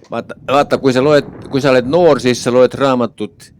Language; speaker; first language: Estonian; non-native, fluent; English